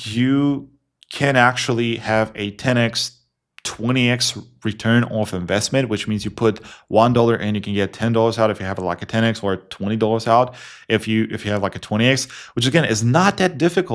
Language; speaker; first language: English; non-native, fluent; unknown